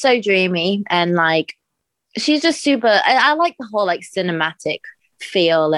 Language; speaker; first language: English; native; English